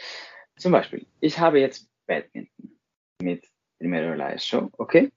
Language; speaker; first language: German; non-native, fluent; Spanish